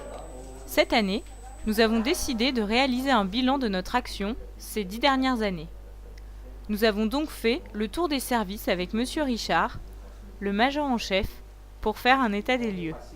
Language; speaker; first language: French; native; French